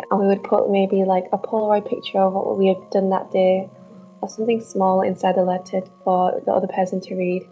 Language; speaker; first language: English; native; English